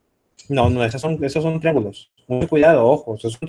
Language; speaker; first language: Spanish; native; Spanish